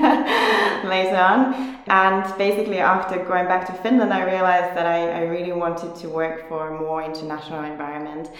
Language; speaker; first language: English; non-native, fluent; Finnish